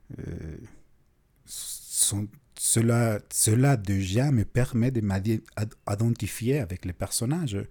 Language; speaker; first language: French; non-native, fluent; Spanish